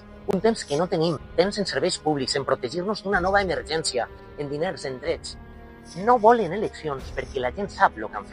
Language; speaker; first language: Catalan; native; Catalan